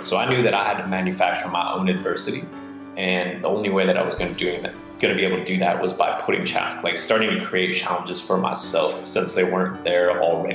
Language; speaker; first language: English; native; English